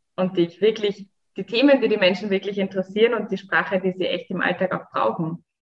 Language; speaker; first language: German; native; German